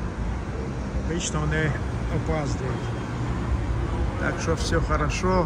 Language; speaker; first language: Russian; non-native, local second language; Ukrainian